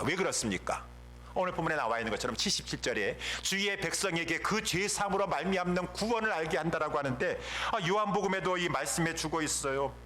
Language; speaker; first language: Korean; native; Korean